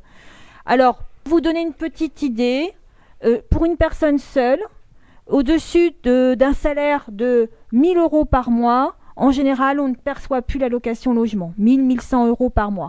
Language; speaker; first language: French; native; French